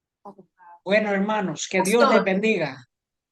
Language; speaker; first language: Spanish; native; Spanish